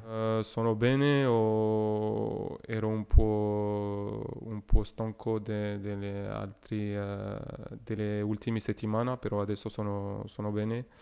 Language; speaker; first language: Italian; non-native, learner; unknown